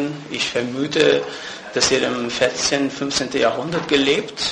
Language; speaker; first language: German; non-native, fluent; Persian